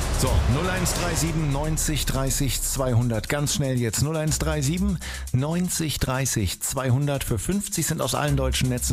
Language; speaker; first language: German; native; German